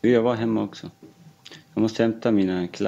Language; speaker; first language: Swedish; non-native, fluent; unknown